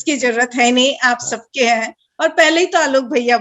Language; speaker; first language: Hindi; native; Hindi